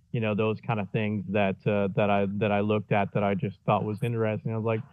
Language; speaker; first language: English; native; English